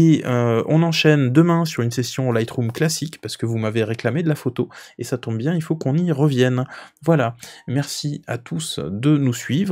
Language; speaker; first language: French; native; French